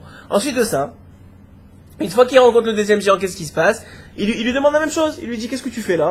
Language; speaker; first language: French; native; French